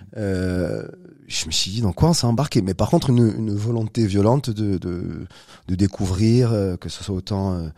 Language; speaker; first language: French; native; French